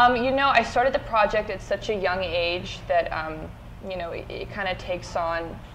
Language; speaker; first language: English; native; English